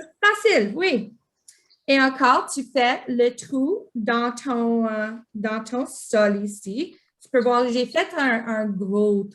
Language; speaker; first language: French; non-native, local second language; English